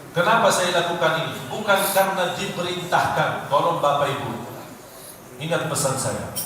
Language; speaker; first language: Indonesian; non-native, fluent; Arabic